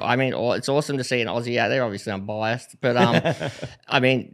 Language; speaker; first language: English; native; English